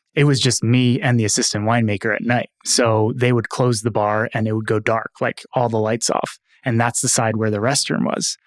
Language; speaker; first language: English; native; English